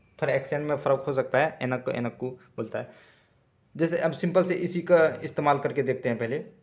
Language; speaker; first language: Hindi; native; Hindi